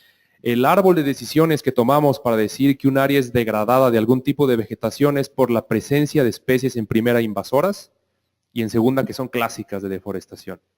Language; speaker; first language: Spanish; native; Spanish